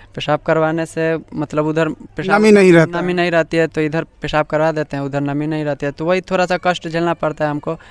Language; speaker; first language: Hindi; native; Hindi